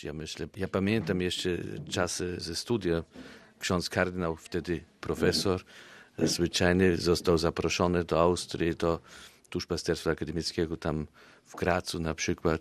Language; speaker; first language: Polish; non-native, fluent; German